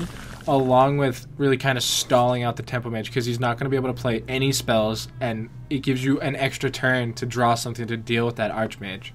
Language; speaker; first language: English; native; English